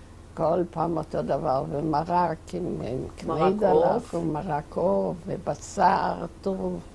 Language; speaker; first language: Hebrew; non-native, fluent; Yiddish